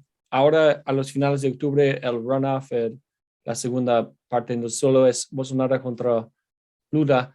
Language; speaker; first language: Spanish; non-native, fluent; English